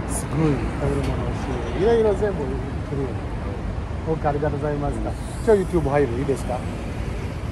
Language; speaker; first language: Japanese; non-native, learner; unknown